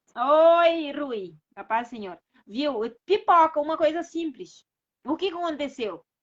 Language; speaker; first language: Portuguese; non-native, local second language; Kabuverdianu